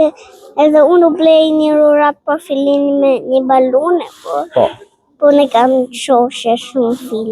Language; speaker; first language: Albanian; early bilingual, heritage; Albanian